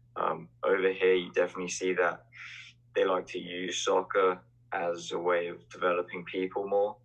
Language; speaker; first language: English; native; English